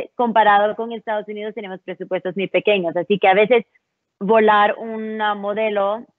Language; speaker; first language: Spanish; early bilingual, heritage; Spanish